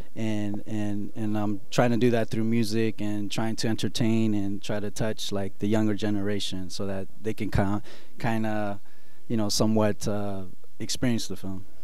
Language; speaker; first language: English; early bilingual, other home language; Spanish